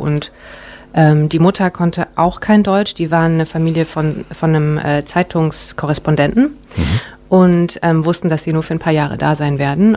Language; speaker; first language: German; early bilingual, other home language; Japanese